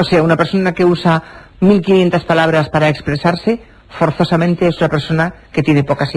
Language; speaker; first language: Spanish; native; Spanish